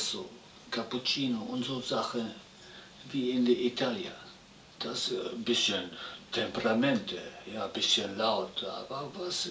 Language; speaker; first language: German; non-native, learner; Italian